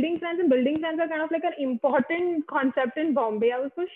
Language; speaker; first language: English; non-native, local second language; Marathi